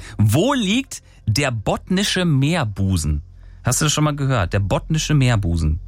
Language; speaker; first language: German; native; German